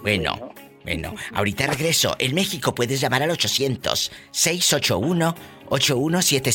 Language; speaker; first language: Spanish; native; Spanish